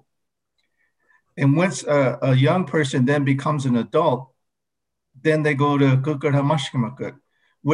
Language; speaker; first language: English; early bilingual, other home language; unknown